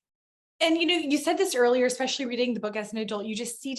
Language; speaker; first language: English; native; English